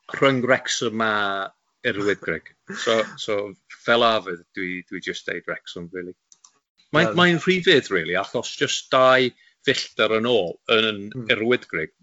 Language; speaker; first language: Welsh; non-native, local second language; English